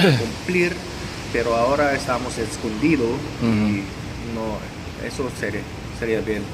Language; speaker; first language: Spanish; non-native, fluent; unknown